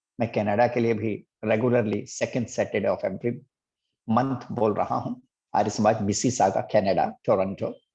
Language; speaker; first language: Hindi; native; Hindi